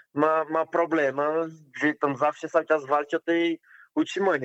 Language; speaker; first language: Polish; non-native, learner; Portuguese